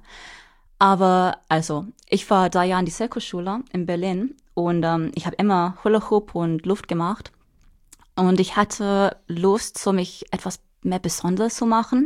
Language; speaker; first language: German; non-native, fluent; English